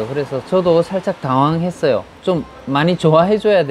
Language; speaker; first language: Korean; native; Korean